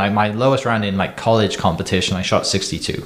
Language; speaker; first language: English; native; English